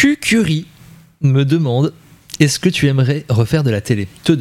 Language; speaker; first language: French; native; French